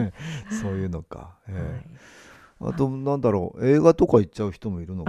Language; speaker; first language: Japanese; native; Japanese